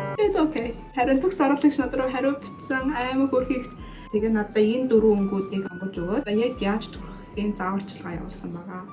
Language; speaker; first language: Mongolian; early bilingual, heritage; Mongolian